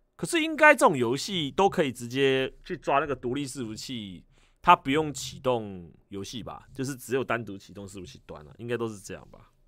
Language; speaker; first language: Chinese; native; Chinese